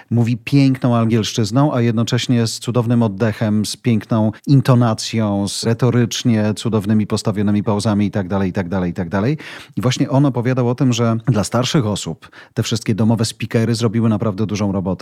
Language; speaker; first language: Polish; native; Polish